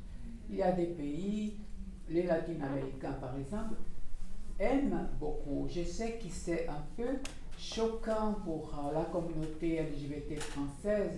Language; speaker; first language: French; non-native, fluent; Portuguese